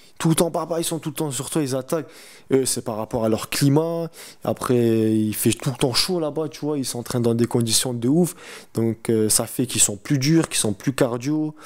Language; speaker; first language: French; early bilingual, other home language; Chechen